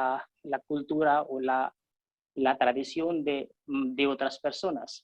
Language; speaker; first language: Spanish; non-native, fluent; Hindi